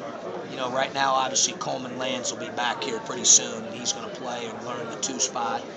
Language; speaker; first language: English; native; English